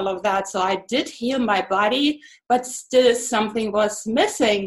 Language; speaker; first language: English; non-native, fluent; German